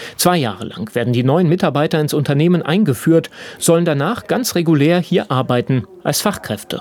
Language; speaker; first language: German; native; German